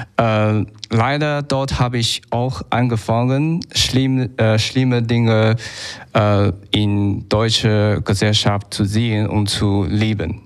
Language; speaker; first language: German; non-native, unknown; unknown